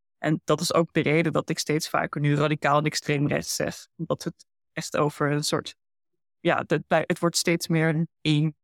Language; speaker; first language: Dutch; early bilingual, heritage; Dutch